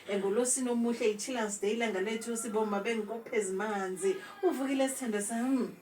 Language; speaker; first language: Zulu; non-native, local second language; South Ndebele